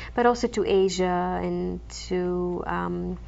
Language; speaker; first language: English; non-native, fluent; Croatian